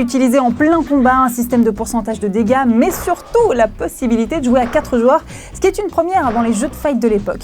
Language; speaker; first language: French; native; French